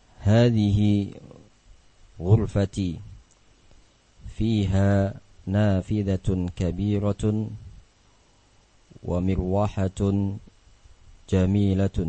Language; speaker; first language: Arabic; non-native, fluent; Indonesian